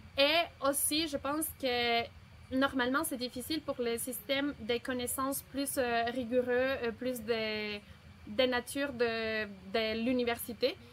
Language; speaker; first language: French; non-native, fluent; Spanish